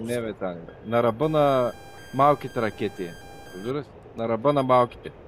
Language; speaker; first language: Bulgarian; native; Bulgarian